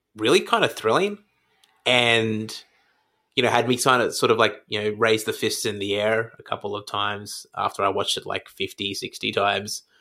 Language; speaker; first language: English; native; English